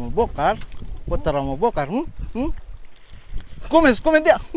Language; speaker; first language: Malay; native; Malay